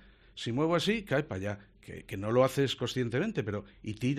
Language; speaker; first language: Spanish; native; Spanish